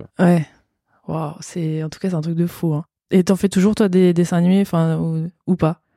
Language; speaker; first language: French; native; French